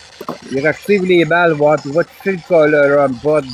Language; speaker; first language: French; native; French